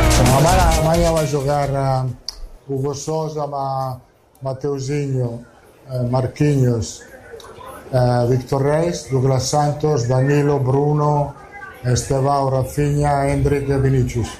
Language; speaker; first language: Portuguese; non-native, fluent; Italian